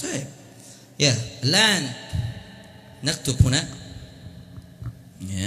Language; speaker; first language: Arabic; non-native, fluent; Indonesian